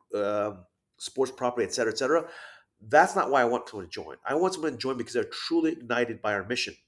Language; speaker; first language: English; early bilingual, other home language; Thai